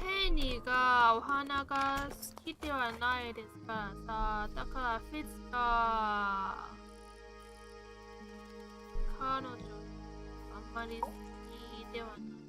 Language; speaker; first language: Japanese; non-native, learner; Chinese